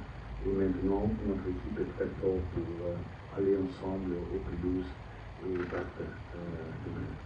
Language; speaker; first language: French; non-native, fluent; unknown